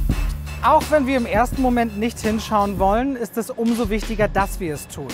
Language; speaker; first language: German; native; German